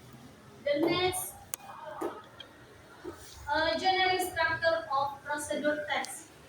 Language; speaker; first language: English; non-native, learner; Indonesian